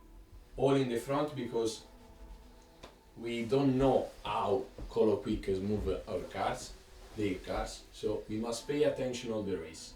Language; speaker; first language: English; non-native, learner; Italian